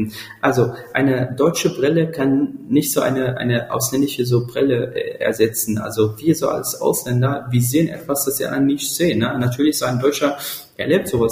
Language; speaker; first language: German; non-native, fluent; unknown